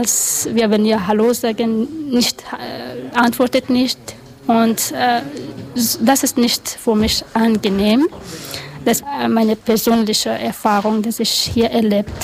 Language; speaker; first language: German; non-native, learner; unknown